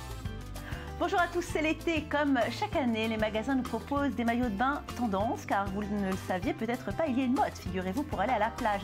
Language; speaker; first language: French; native; French